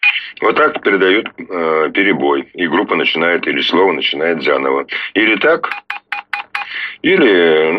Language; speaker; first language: Russian; native; Russian